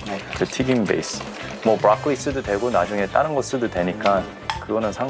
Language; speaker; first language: Korean; early bilingual, heritage; English